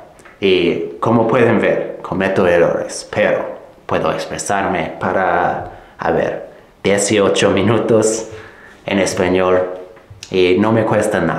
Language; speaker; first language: Spanish; non-native, fluent; English